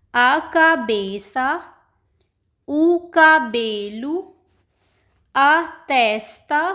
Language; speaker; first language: Portuguese; non-native, learner; Hindi